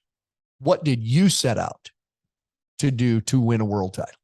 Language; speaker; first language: English; native; English